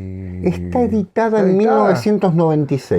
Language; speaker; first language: Spanish; native; Spanish